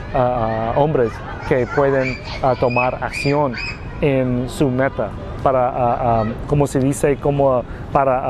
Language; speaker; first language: Spanish; non-native, learner; Vietnamese